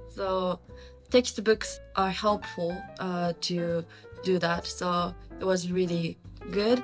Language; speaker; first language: English; non-native, learner; Japanese